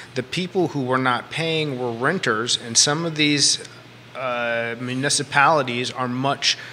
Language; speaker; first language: English; native; English